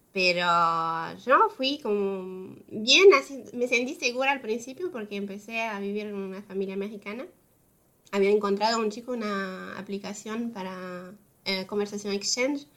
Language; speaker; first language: Spanish; non-native, fluent; French